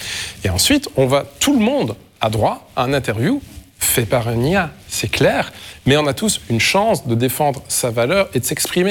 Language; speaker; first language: French; native; French